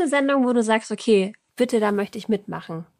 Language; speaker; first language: German; native; German